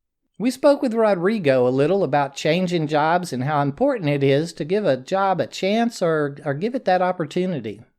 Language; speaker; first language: English; native; English